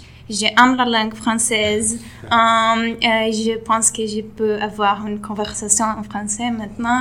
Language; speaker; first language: English; non-native, fluent; Portuguese